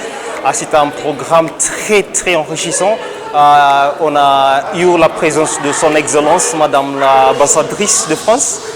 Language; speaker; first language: French; non-native, fluent; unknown